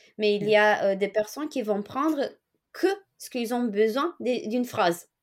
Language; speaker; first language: French; non-native, fluent; Romanian